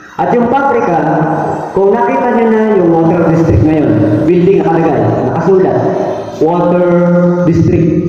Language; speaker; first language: Filipino; non-native, local second language; Cebuano